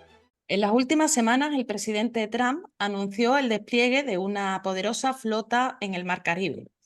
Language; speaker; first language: Spanish; native; Spanish